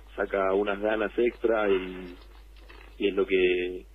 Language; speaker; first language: Spanish; native; Spanish